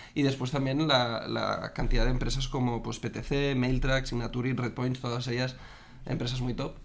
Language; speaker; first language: Spanish; native; Spanish